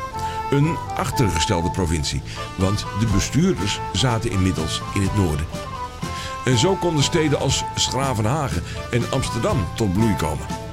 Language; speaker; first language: Dutch; native; Dutch